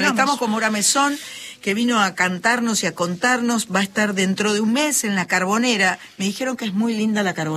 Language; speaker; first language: Spanish; native; Spanish